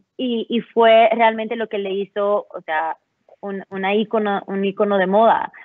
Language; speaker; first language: Spanish; early bilingual, heritage; Spanish